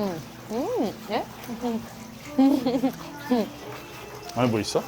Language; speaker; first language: Korean; non-native, learner; Greek